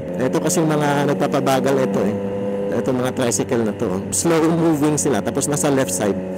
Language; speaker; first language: Filipino; non-native, local second language; Cebuano